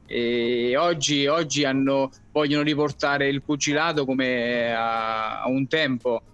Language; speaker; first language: Italian; native; Italian